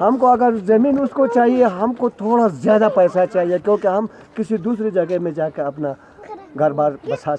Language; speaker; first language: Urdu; non-native, local second language; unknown